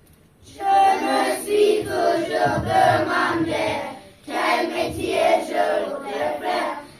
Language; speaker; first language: French; non-native, learner; Turkish